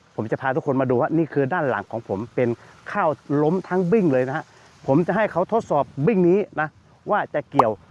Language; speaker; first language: Thai; native; Thai